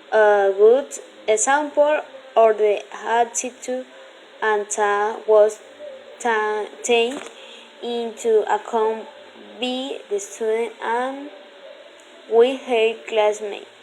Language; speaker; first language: English; non-native, learner; Spanish